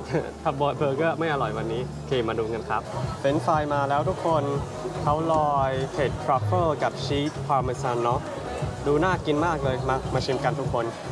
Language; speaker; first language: Thai; non-native, fluent; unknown